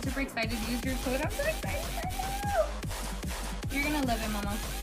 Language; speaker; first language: English; early bilingual, other home language; Spanish